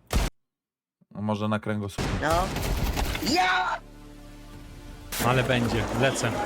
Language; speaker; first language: Polish; native; Polish